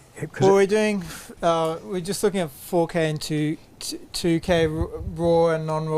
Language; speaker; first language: English; native; English